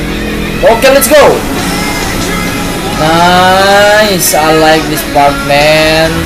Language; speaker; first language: English; non-native, learner; Indonesian